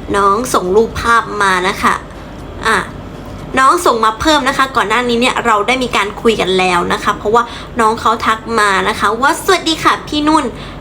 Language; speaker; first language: Thai; native; Thai